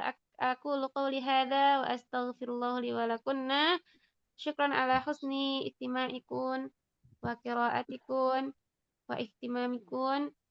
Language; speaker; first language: Arabic; non-native, fluent; Indonesian